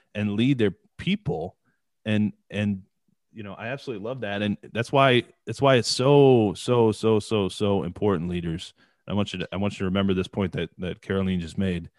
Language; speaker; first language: English; native; English